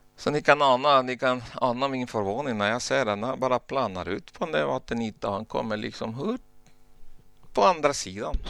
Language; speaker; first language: Swedish; non-native, fluent; Spanish